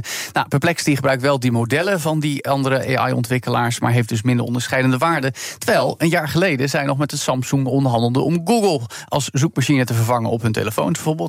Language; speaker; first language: Dutch; native; Dutch